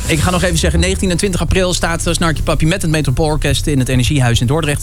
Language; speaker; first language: Dutch; native; Dutch